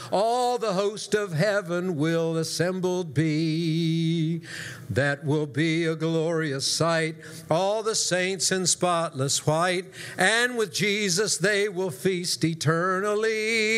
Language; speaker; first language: English; native; English